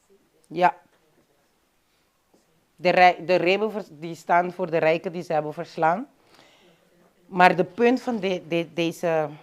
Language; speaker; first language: Dutch; non-native, local second language; Papiamento